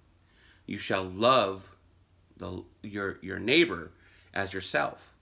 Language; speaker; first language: English; native; English